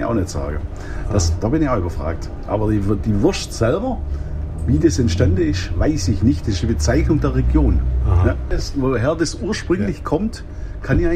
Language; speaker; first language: German; native; German